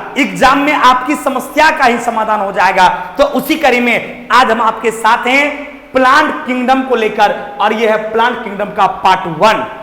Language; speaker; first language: Hindi; native; Hindi